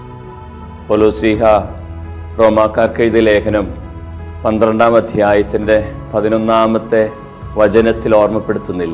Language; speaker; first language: Malayalam; native; Malayalam